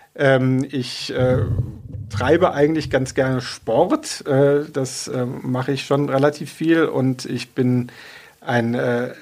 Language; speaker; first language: German; native; German